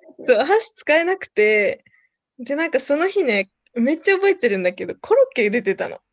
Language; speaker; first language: Japanese; early bilingual, other home language; Spanish